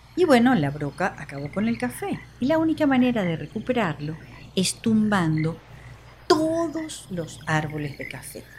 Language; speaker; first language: Spanish; native; Spanish